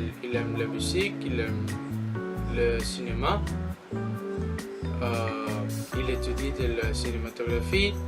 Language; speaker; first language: French; non-native, learner; Spanish